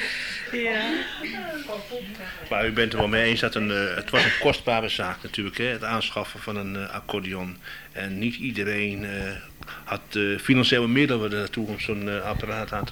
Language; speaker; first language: Dutch; native; Dutch